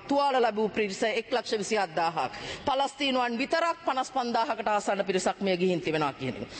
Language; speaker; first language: Sinhala; non-native, local second language; Tamil